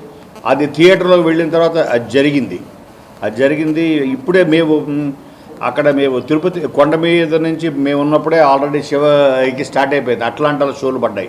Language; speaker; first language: Telugu; native; Telugu